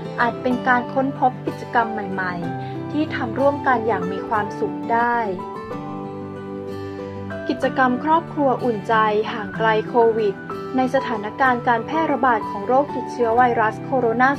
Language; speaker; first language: Thai; native; Thai